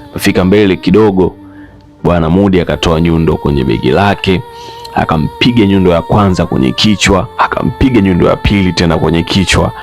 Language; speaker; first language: Swahili; native; Swahili